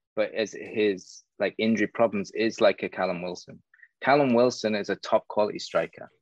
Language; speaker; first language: English; native; English